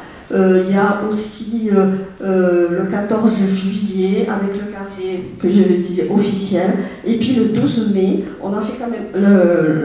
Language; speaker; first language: French; native; French